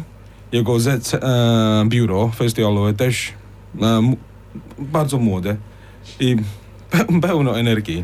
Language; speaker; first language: Polish; non-native, fluent; Chinese